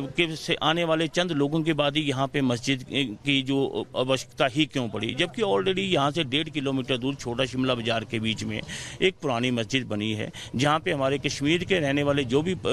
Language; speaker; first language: Hindi; native; Hindi